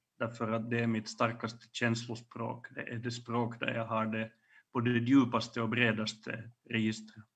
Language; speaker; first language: Swedish; native; Swedish